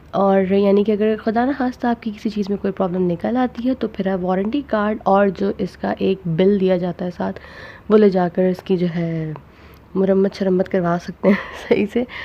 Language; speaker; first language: Urdu; non-native, local second language; Punjabi